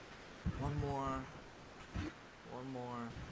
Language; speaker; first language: English; non-native, fluent; Vietnamese